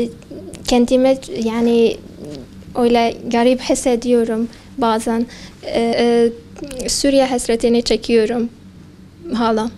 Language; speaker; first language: Turkish; non-native, fluent; Kurdish